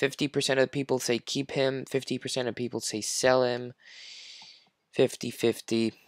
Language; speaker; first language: English; non-native, fluent; French